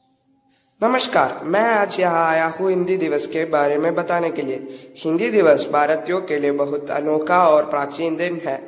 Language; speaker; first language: Hindi; non-native, local second language; Malayalam